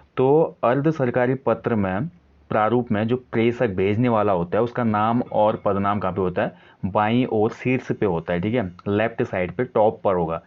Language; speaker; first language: Hindi; native; Hindi